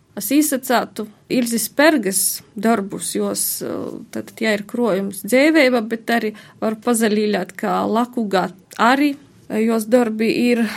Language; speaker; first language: Latvian; native; Latvian